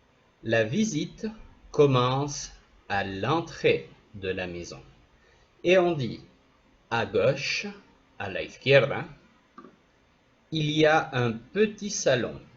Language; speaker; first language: French; non-native, fluent; Spanish